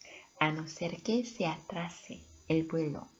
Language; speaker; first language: Spanish; non-native, fluent; Korean